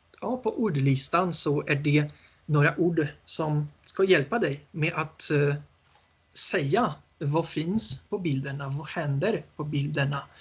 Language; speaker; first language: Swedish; non-native, learner; Polish